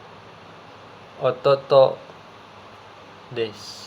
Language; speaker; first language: Japanese; non-native, learner; Indonesian